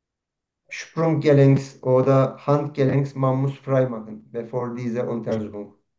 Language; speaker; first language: German; non-native, learner; Turkish